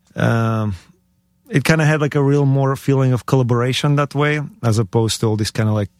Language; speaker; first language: English; non-native, fluent; Russian